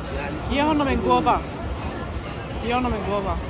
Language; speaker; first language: Swedish; non-native, fluent; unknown